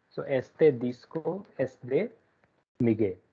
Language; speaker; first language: Spanish; non-native, fluent; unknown